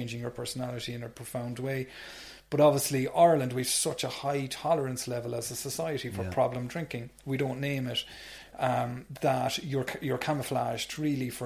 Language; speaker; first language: English; native; English